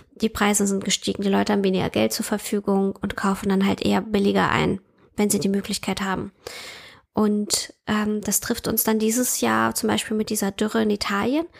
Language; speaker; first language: German; early bilingual, other home language; Russian